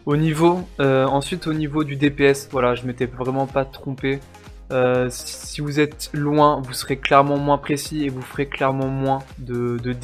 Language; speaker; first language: French; native; French